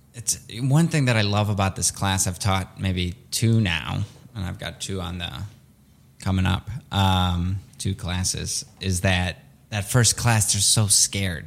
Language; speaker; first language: English; early bilingual, other home language; Russian